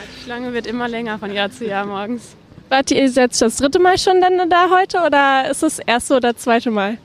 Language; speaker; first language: German; native; German